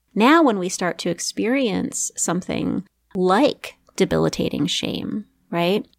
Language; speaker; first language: English; native; English